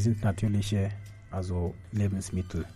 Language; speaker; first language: German; non-native, fluent; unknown